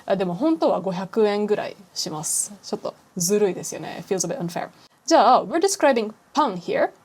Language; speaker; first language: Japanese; non-native, fluent; English